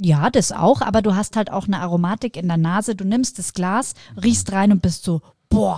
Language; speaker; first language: German; native; German